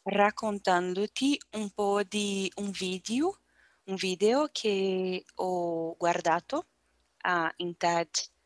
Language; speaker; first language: Italian; non-native, learner; Portuguese